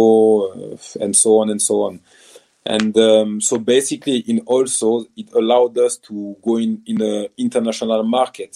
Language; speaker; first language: English; non-native, fluent; French